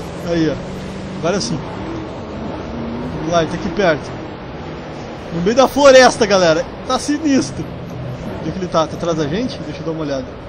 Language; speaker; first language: Portuguese; native; Portuguese